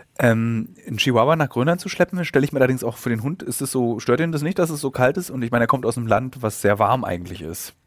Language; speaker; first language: German; native; German